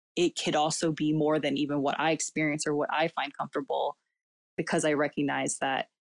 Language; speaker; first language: English; early bilingual, other home language; Cantonese